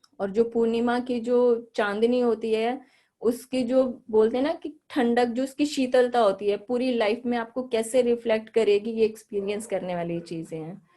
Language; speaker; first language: Hindi; native; Hindi